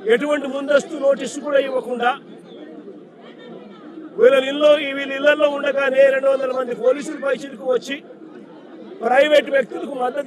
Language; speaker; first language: Telugu; native; Telugu